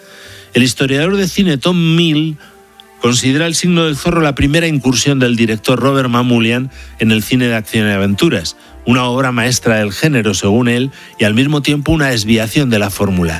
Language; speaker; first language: Spanish; native; Spanish